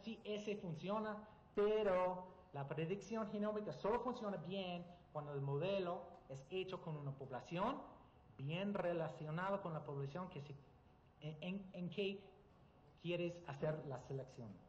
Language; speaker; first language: Spanish; non-native, learner; English